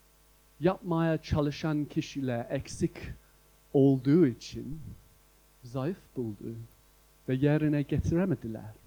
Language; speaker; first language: Turkish; non-native, fluent; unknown